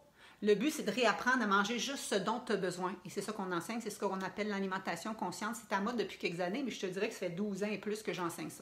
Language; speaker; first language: French; native; French